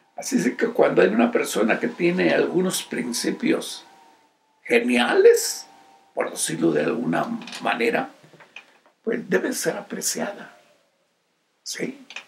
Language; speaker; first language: Spanish; native; Spanish